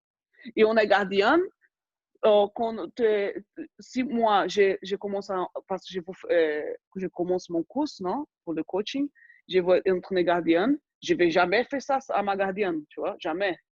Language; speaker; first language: French; non-native, fluent; Portuguese